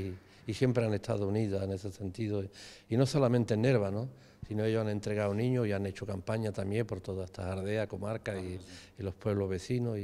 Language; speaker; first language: Spanish; native; Spanish